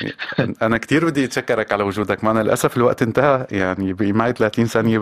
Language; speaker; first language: Arabic; native; Arabic